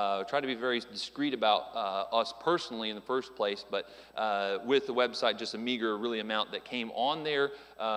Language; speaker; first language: English; native; English